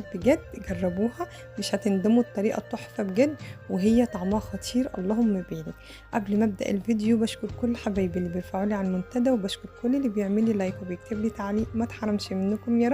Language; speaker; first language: Arabic; native; Arabic